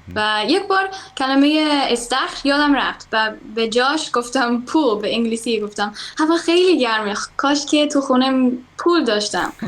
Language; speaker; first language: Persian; non-native, fluent; English